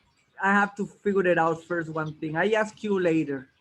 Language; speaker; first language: English; non-native, learner; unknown